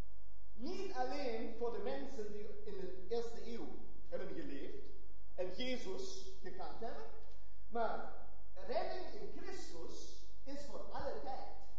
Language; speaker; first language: Dutch; non-native, fluent; German